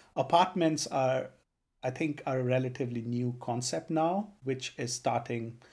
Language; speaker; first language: English; non-native, local second language; Punjabi